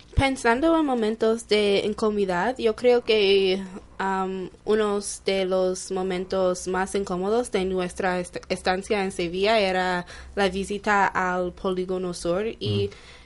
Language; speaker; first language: Spanish; non-native, fluent; English